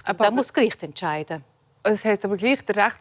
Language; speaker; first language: German; native; German